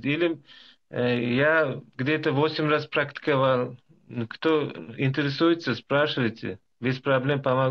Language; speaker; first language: Russian; non-native, local second language; Uzbek